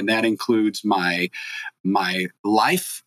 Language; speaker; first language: English; native; English